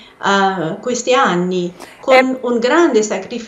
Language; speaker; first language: Italian; non-native, fluent; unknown